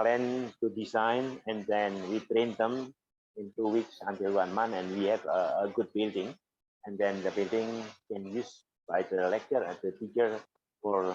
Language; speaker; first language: English; non-native, fluent; Indonesian